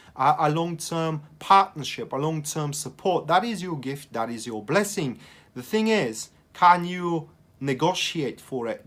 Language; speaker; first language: English; non-native, fluent; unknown